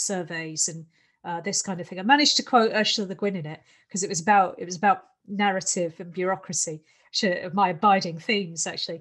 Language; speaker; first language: English; native; English